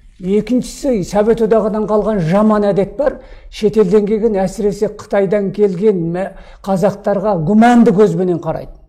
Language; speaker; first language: Kazakh; early bilingual, heritage; Kazakh